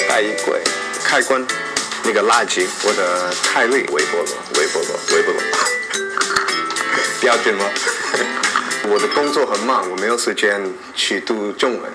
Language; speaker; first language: Chinese; non-native, learner; English